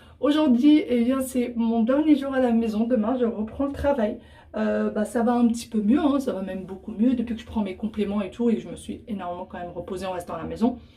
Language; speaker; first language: French; early bilingual, other home language; Arabic